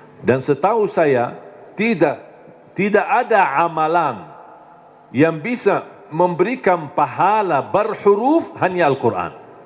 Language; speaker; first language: Indonesian; non-native, fluent; Arabic